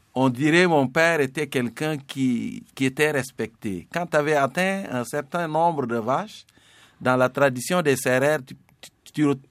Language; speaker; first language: French; non-native, local second language; Serer